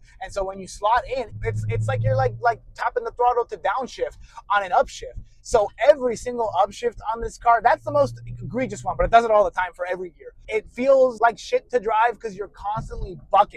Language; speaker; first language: English; native; English